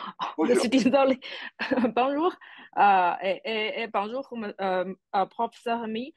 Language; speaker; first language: French; non-native, fluent; Chinese